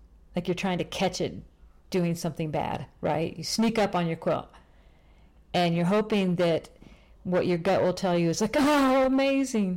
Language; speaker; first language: English; native; English